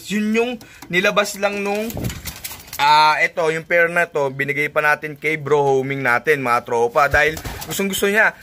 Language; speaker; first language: Filipino; native; Filipino